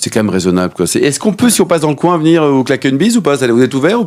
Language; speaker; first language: French; native; French